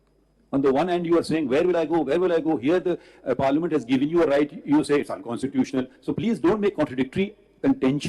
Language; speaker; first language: English; non-native, local second language; Urdu